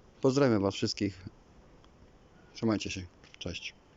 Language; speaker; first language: Polish; native; Polish